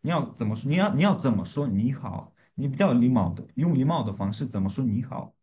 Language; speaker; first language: Chinese; non-native, fluent; Russian